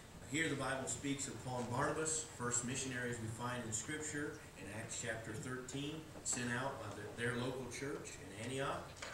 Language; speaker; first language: English; native; English